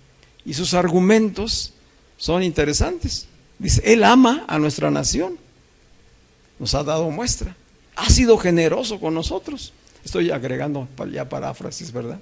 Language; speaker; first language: Spanish; native; Spanish